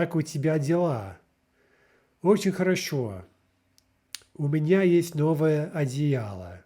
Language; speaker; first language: Russian; non-native, fluent; English